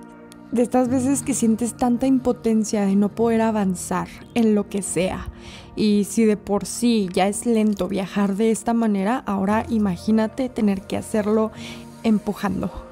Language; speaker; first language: Spanish; native; Spanish